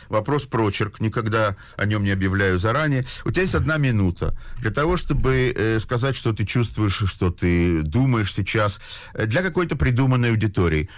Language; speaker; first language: Russian; native; Russian